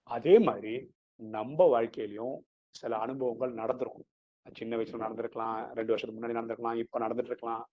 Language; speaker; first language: Tamil; non-native, local second language; Malayalam